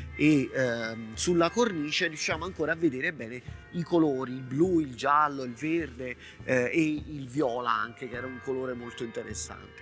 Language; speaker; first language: Italian; native; Italian